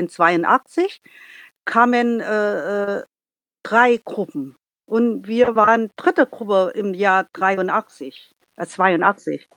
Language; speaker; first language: German; non-native, learner; Vietnamese